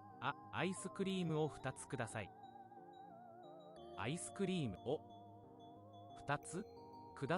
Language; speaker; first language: Japanese; non-native, learner; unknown